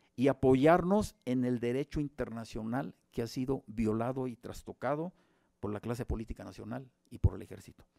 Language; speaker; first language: Spanish; native; Spanish